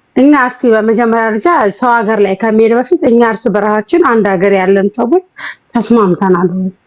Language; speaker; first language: Amharic; native; Amharic